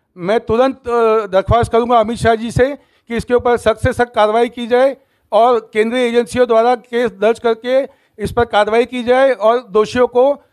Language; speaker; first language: Hindi; native; Hindi